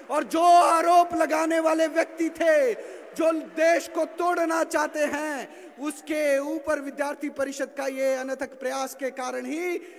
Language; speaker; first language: Hindi; native; Hindi